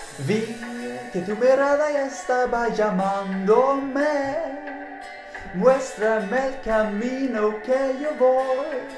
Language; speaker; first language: Spanish; non-native, learner; Swedish